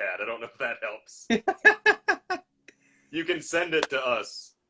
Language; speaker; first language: English; native; English